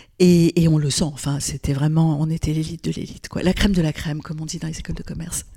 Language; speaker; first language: French; non-native, local second language; Arabic